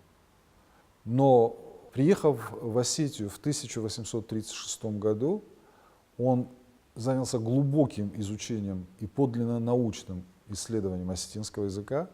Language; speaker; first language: Russian; non-native, local second language; Ossetic